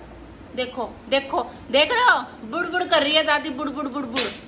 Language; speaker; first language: Hindi; native; Hindi